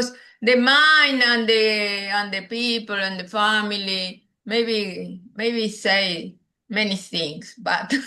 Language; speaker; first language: English; non-native, learner; Spanish